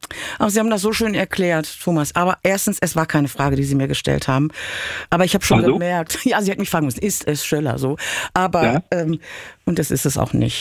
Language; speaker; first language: German; native; German